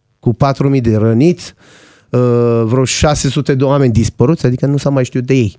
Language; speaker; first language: Romanian; non-native, fluent; Persian